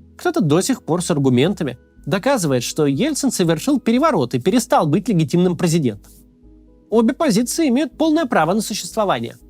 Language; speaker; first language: Russian; native; Russian